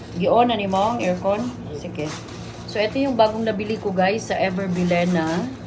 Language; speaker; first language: Filipino; non-native, local second language; Cebuano